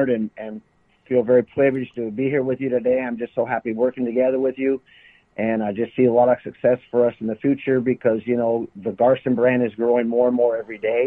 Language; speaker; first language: English; native; English